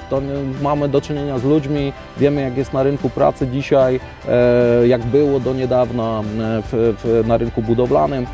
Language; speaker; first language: Polish; native; Polish